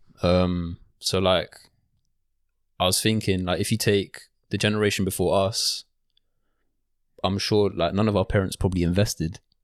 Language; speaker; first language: English; early bilingual, other home language; Spanish